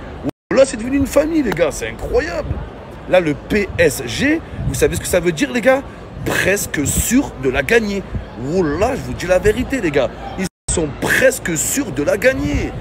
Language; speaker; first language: French; native; French